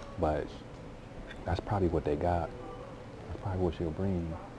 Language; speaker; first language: English; native; English